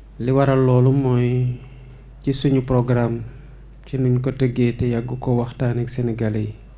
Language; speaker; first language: Wolof; non-native, local second language; Serer